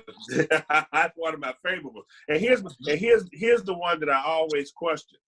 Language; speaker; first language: English; native; English